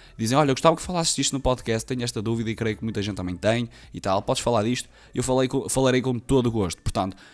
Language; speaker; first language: Portuguese; native; Portuguese